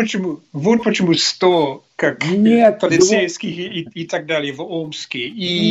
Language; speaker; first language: Russian; non-native, learner; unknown